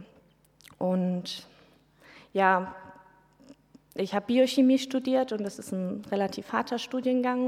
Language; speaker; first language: German; native; German